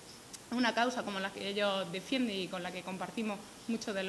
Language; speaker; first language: Spanish; native; Spanish